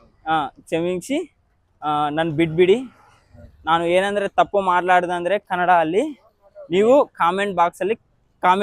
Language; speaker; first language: Kannada; non-native, learner; Telugu